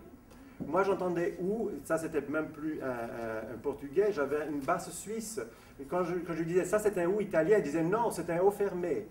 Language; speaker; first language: French; non-native, fluent; Italian